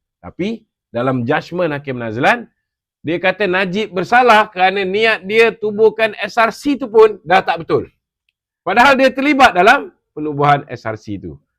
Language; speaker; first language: Malay; native; Malay